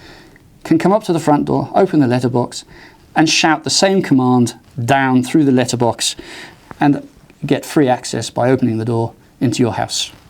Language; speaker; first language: English; native; English